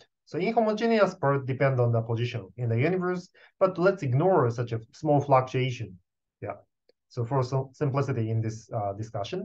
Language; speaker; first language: English; non-native, fluent; Japanese